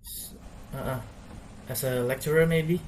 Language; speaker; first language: English; non-native, learner; Indonesian